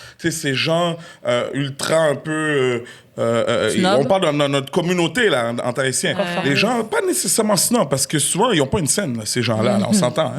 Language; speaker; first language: French; native; French